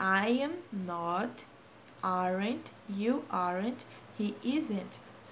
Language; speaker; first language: English; non-native, fluent; Portuguese